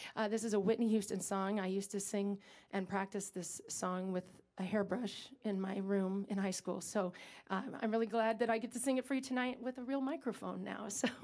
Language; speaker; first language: English; native; English